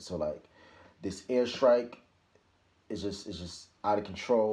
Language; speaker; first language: English; native; English